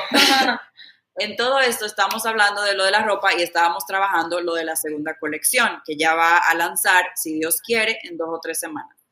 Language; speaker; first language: Spanish; early bilingual, heritage; Spanish